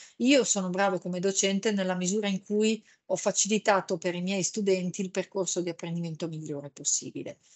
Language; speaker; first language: Italian; native; Italian